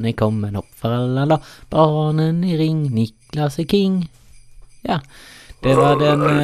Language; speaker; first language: Swedish; native; Swedish